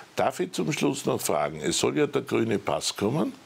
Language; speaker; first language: German; native; German